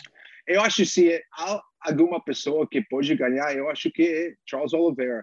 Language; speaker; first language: Portuguese; non-native, learner; English